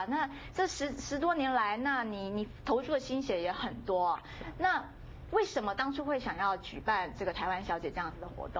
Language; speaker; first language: Chinese; native; Chinese